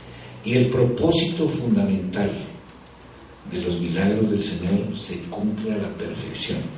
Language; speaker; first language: Spanish; native; Spanish